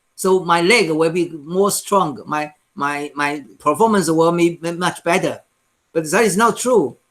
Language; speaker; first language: English; non-native, learner; Chinese